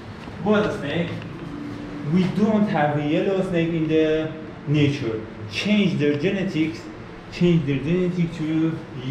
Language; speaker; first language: English; non-native, learner; Persian